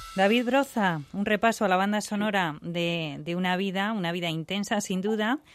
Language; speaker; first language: Spanish; native; Spanish